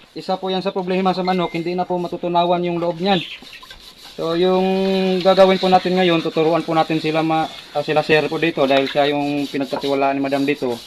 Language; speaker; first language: Filipino; non-native, local second language; Cebuano